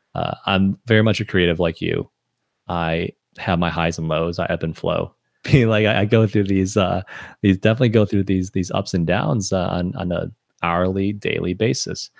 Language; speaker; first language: English; early bilingual, other home language; Chinese